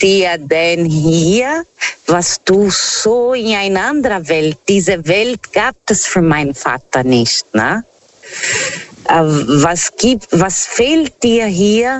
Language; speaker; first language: German; non-native, fluent; Portuguese